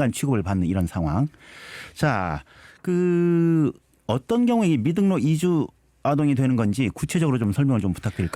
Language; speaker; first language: Korean; native; Korean